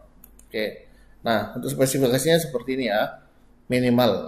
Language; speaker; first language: Indonesian; native; Indonesian